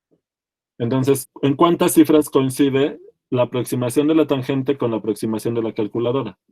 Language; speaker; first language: Spanish; native; Spanish